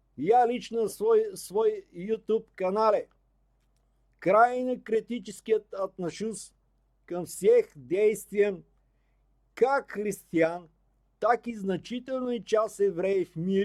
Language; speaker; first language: Russian; non-native, learner; Bulgarian